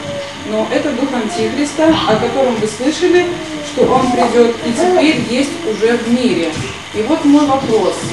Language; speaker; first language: Russian; native; Russian